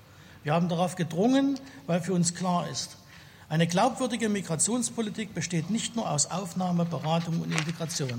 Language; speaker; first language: German; native; German